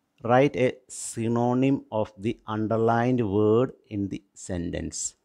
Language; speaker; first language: English; non-native, local second language; Malayalam